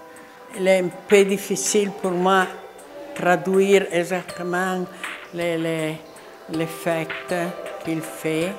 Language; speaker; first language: French; non-native, learner; Italian